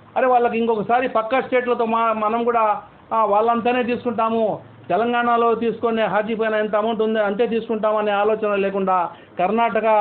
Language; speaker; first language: Telugu; non-native, local second language; Urdu